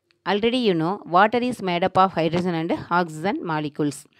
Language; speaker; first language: English; non-native, local second language; Tamil